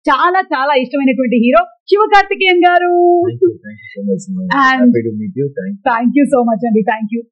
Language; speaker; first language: Telugu; native; Telugu